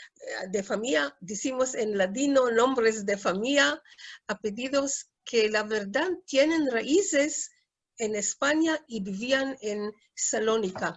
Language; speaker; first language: Spanish; non-native, fluent; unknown